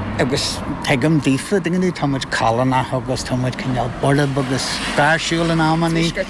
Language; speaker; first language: Irish; non-native, local second language; English